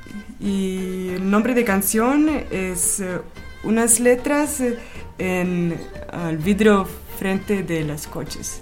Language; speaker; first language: Spanish; non-native, fluent; Russian